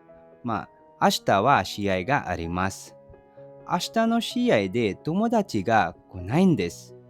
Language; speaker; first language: Japanese; non-native, fluent; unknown